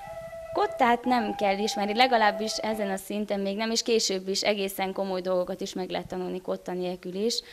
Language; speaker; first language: Hungarian; native; Hungarian